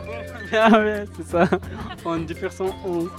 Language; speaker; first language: French; non-native, learner; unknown